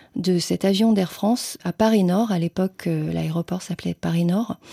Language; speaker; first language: French; early bilingual, other home language; Vietnamese